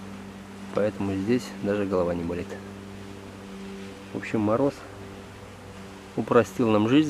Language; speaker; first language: Russian; native; Russian